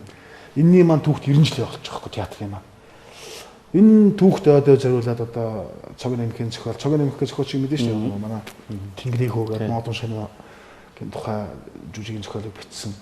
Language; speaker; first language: Mongolian; native; Mongolian